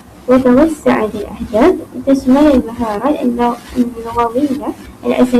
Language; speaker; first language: Arabic; non-native, learner; Malay